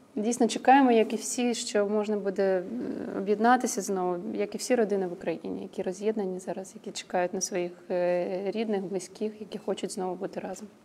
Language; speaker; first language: Ukrainian; non-native, local second language; Russian